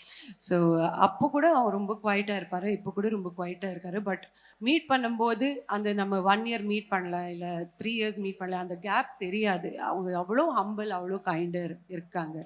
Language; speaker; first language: Tamil; non-native, fluent; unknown